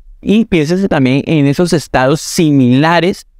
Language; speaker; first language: Spanish; native; Spanish